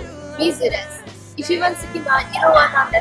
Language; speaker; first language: Japanese; non-native, learner; English